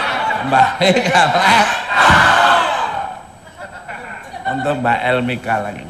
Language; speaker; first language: Indonesian; native; Indonesian